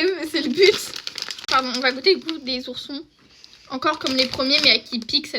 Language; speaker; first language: French; native; French